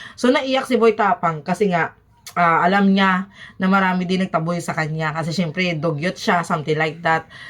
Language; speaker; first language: Filipino; native; Filipino